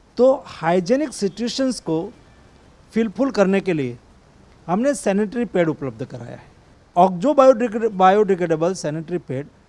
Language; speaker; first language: Hindi; non-native, local second language; Gujarati